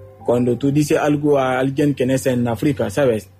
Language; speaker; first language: Spanish; non-native, learner; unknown